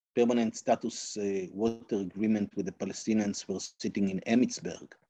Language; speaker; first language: English; non-native, fluent; Hebrew